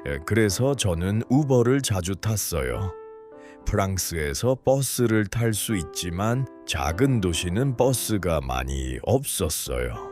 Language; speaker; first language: Korean; non-native, learner; Uzbek